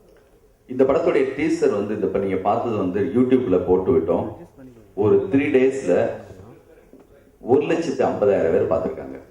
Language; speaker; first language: Tamil; native; Tamil